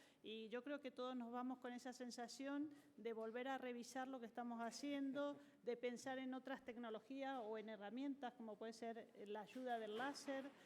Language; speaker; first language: Spanish; native; Spanish